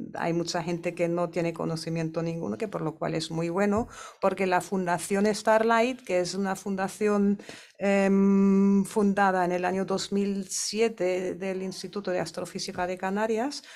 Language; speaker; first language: Spanish; non-native, fluent; German